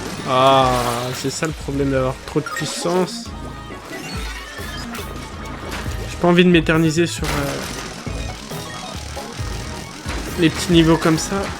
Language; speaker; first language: French; native; French